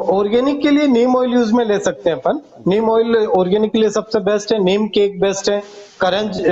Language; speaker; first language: Hindi; non-native, local second language; Gujarati